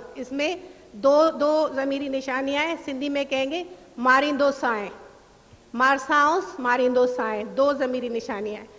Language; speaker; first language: Urdu; non-native, local second language; Sindhi